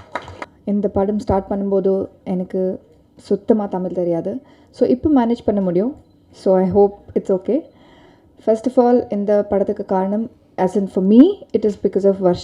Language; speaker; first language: Tamil; non-native, learner; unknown